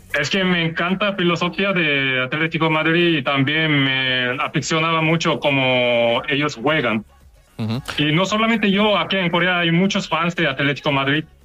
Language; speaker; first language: Spanish; non-native, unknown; Korean